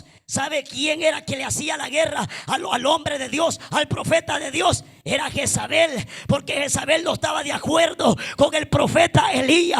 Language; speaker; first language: Spanish; native; Spanish